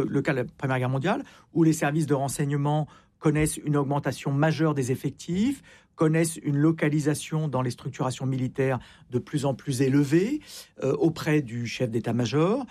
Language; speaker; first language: French; native; French